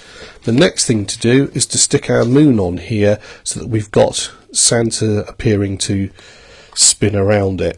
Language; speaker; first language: English; native; English